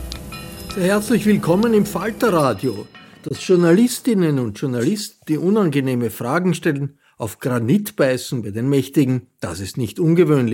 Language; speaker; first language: German; native; German